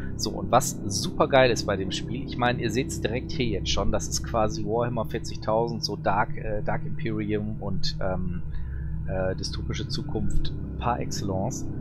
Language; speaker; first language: German; native; German